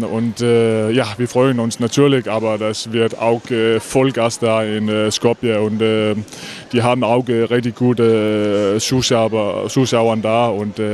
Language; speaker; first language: German; non-native, fluent; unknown